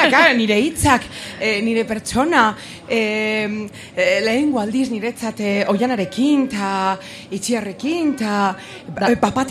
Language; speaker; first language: Basque; non-native, local second language; Spanish